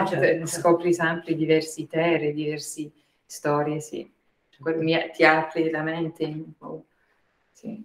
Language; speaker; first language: Italian; non-native, fluent; French